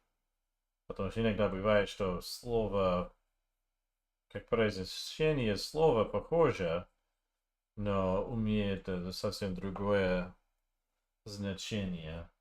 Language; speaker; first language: Russian; non-native, learner; English